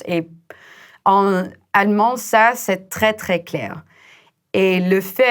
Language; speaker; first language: French; non-native, fluent; Dutch